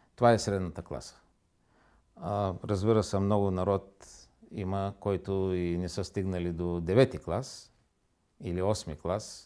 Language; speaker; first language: Bulgarian; native; Bulgarian